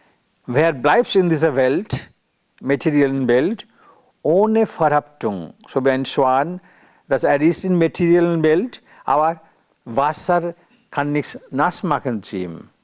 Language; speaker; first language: German; non-native, learner; Bangla